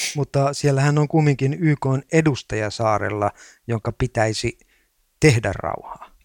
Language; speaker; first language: Finnish; native; Finnish